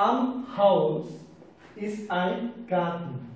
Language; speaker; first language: German; non-native, fluent; Turkish